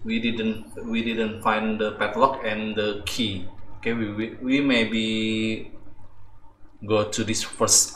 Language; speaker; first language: English; non-native, learner; Indonesian